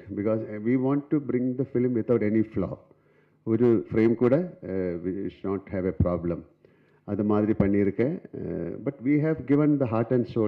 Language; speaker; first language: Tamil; non-native, learner; Malayalam